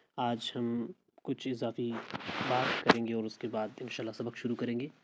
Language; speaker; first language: Urdu; non-native, local second language; Baluchi